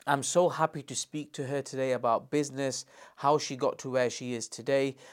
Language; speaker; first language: English; non-native, local second language; Urdu